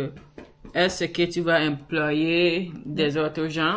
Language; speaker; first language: French; non-native, learner; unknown